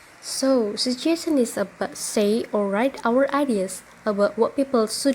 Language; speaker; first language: English; non-native, local second language; Indonesian